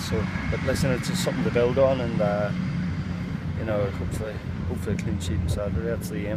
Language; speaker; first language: English; native; English